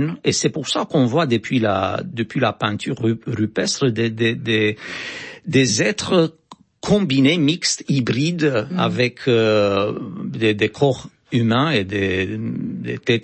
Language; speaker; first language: French; non-native, fluent; Romanian